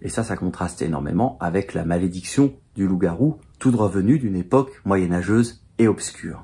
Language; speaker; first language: French; native; French